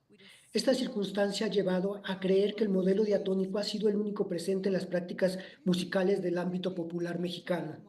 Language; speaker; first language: Spanish; native; Spanish